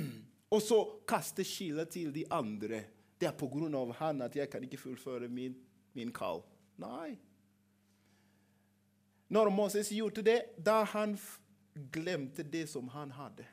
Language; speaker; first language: Norwegian; non-native, fluent; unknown